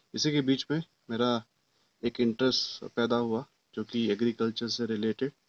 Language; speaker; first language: Hindi; native; Hindi